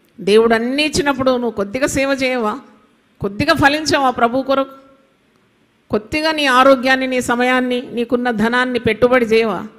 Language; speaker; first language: Telugu; non-native, local second language; Malayalam